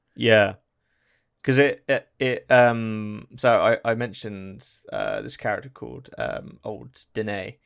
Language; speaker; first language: English; native; English